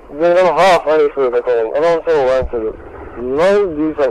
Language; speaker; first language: English; non-native, learner; Somali